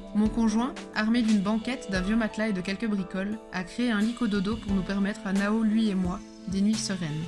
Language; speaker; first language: French; early bilingual, other home language; Hebrew